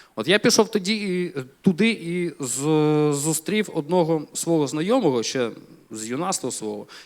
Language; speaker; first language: Ukrainian; non-native, local second language; Russian